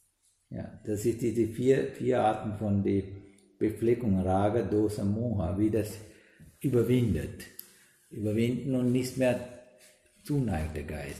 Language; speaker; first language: German; non-native, learner; Sinhala